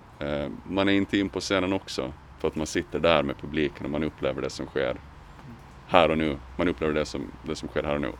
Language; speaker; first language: Swedish; native; Swedish